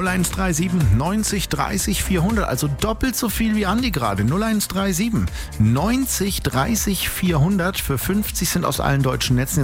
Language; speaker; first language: German; native; German